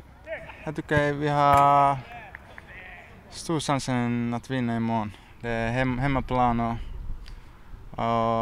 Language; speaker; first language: Swedish; non-native, learner; Finnish